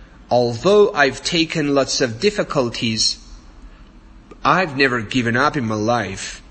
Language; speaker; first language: English; non-native, fluent; Persian